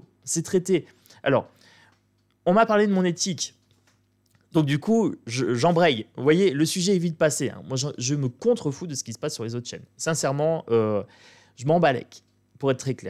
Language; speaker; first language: French; native; French